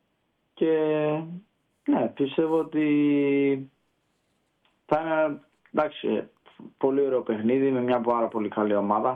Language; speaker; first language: Greek; early bilingual, heritage; Greek